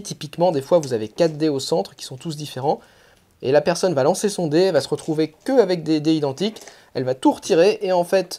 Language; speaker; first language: French; native; French